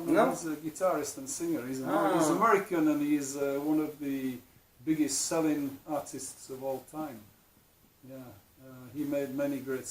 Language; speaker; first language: English; non-native, fluent; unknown